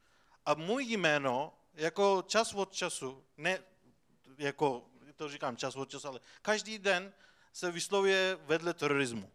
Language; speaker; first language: Czech; non-native, fluent; Turkish